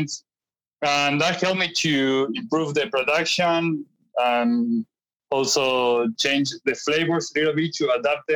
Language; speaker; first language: English; non-native, fluent; Spanish